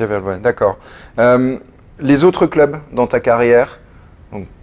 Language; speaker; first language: French; native; French